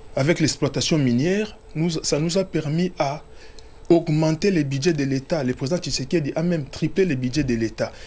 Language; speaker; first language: French; non-native, local second language; Lingala